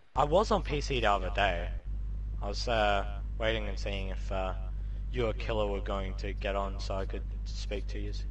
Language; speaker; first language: English; native; English